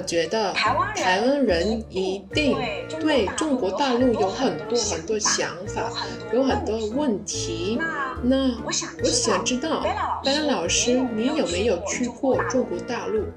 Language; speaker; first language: Chinese; non-native, learner; English